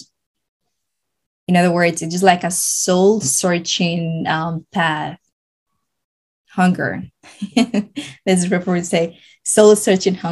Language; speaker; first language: English; non-native, fluent; Spanish